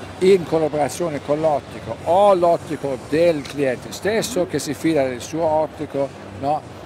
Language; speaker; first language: Italian; non-native, fluent; German